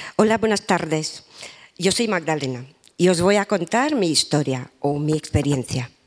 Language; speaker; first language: Spanish; non-native, fluent; Romanian